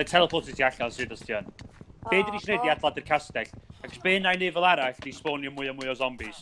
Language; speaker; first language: Welsh; native; Welsh